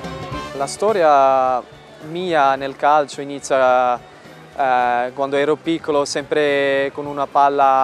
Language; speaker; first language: Italian; non-native, fluent; German